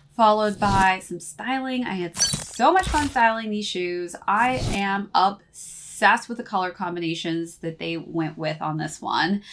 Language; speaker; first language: English; native; English